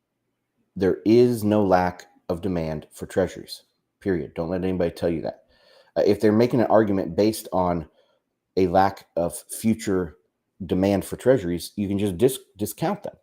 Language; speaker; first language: English; native; English